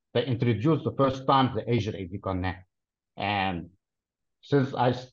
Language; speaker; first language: English; non-native, fluent; Arabic